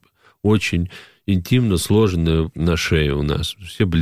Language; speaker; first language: Russian; native; Russian